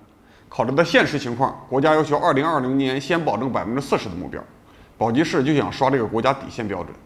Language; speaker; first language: Chinese; native; Chinese